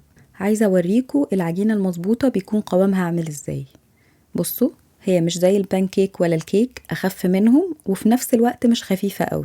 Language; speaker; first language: Arabic; native; Arabic